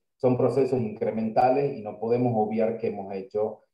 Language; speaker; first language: Spanish; native; Spanish